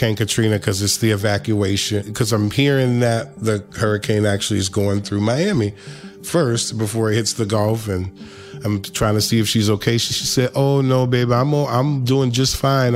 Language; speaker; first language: English; native; English